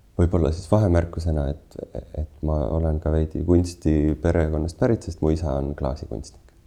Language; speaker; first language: Estonian; native; Estonian